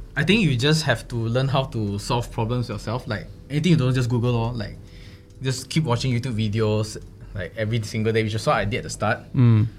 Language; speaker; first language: English; non-native, local second language; Chinese